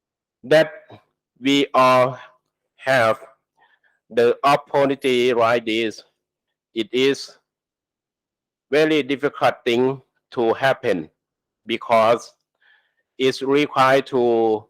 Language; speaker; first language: English; non-native, learner; Thai